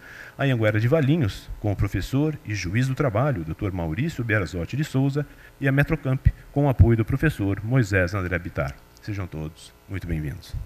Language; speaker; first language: Portuguese; native; Portuguese